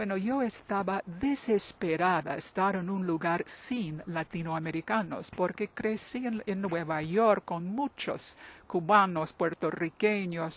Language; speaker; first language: Spanish; non-native, fluent; English